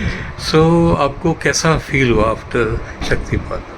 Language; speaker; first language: Hindi; native; Hindi